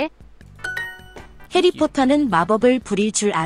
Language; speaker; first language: Korean; non-native, learner; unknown